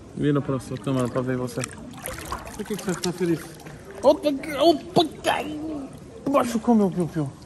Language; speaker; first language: Portuguese; native; Portuguese